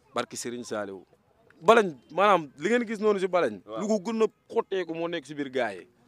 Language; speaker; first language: Wolof; non-native, local second language; Fula